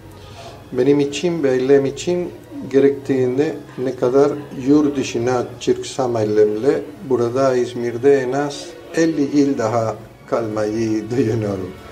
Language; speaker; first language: Turkish; non-native, fluent; Spanish